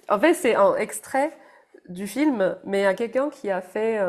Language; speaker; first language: French; non-native, fluent; Chinese